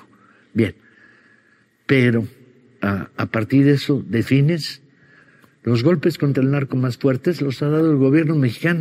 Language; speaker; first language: Spanish; native; Spanish